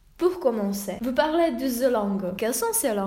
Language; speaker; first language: French; non-native, learner; Czech